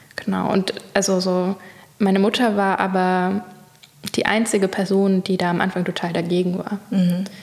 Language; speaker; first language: German; native; German